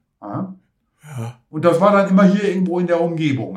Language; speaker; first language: German; native; German